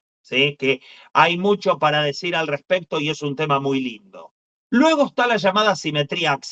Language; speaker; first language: Spanish; native; Spanish